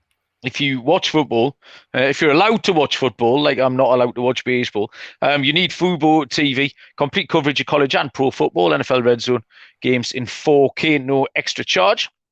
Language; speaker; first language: English; native; English